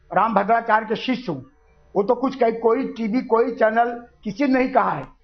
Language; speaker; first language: Hindi; native; Hindi